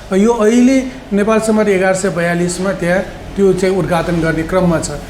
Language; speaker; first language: Nepali; non-native, local second language; Newari